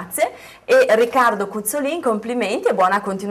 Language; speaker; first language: Italian; native; Italian